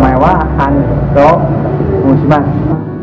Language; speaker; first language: Japanese; non-native, learner; Indonesian